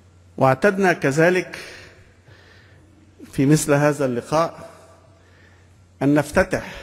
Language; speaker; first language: Arabic; native; Arabic